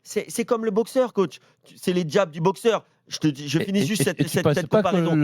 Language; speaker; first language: French; native; French